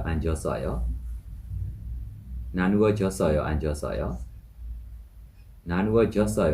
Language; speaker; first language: Korean; non-native, fluent; Burmese